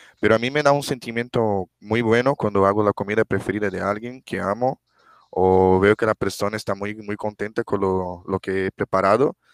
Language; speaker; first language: Spanish; non-native, fluent; Portuguese